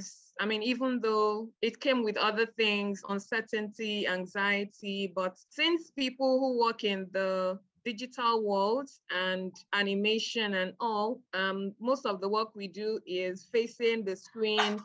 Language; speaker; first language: English; non-native, local second language; Yoruba